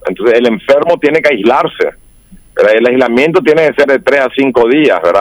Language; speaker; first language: Spanish; native; Spanish